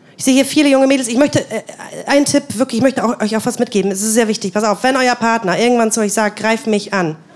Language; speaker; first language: German; native; German